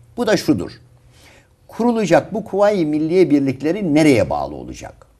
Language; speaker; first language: Turkish; native; Turkish